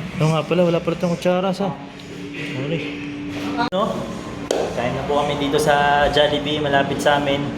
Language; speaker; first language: Filipino; non-native, local second language; Hiligaynon